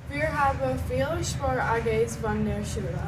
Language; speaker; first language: German; non-native, learner; English